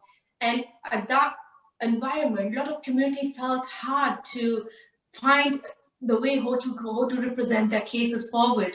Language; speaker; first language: English; early bilingual, other home language; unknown